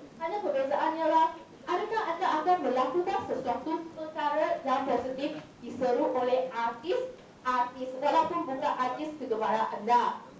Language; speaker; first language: Malay; non-native, local second language; Chinese